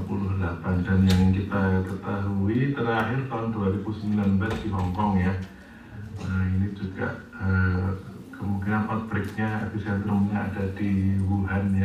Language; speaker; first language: Indonesian; native; Indonesian